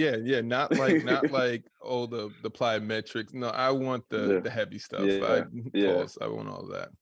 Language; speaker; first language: English; native; English